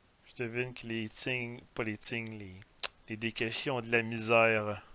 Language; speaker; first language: French; native; French